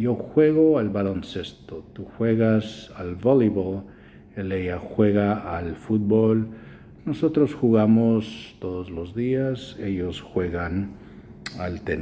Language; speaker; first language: Spanish; non-native, fluent; English